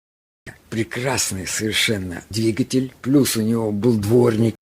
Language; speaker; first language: Russian; native; Russian